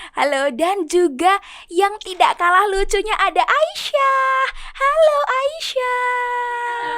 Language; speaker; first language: Indonesian; native; Indonesian